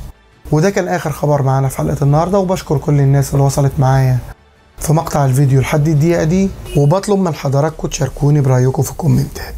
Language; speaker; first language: Arabic; native; Arabic